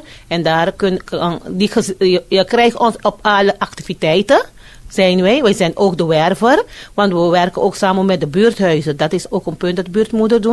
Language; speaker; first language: Dutch; non-native, fluent; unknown